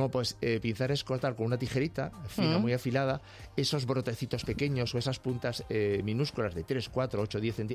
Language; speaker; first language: Spanish; native; Spanish